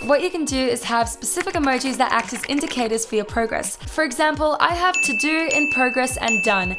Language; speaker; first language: English; native; English